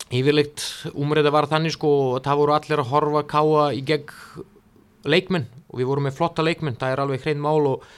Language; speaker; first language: Icelandic; non-native, fluent; Serbian